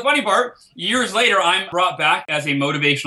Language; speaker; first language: English; native; English